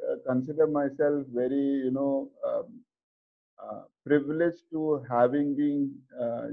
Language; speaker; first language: English; non-native, local second language; Hindi